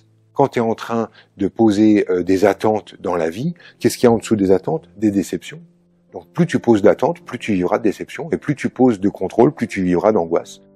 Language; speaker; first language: French; native; French